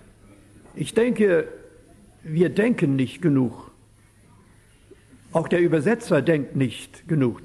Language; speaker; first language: German; early bilingual, heritage; German